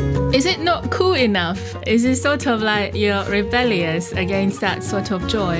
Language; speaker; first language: English; non-native, fluent; Chinese